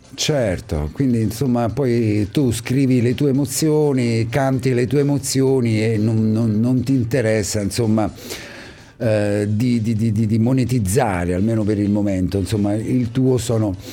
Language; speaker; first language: Italian; native; Italian